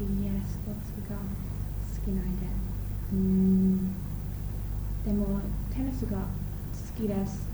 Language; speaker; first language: Japanese; non-native, learner; English